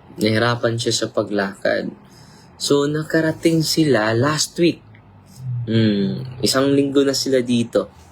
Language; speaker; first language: Filipino; non-native, local second language; Cebuano